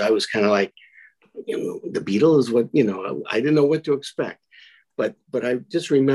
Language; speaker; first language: English; native; English